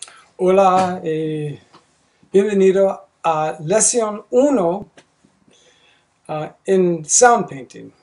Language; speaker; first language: Spanish; non-native, learner; English